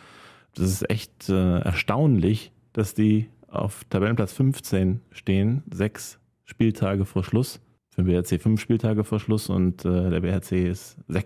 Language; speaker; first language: German; native; German